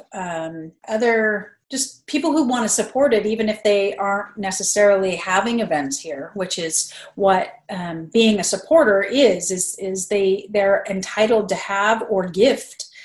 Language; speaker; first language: English; native; English